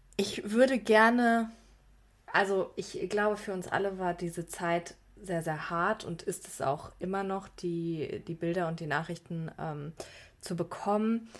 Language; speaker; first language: German; early bilingual, other home language; Persian